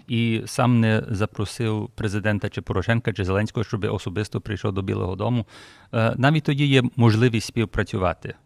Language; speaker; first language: Ukrainian; early bilingual, heritage; Ukrainian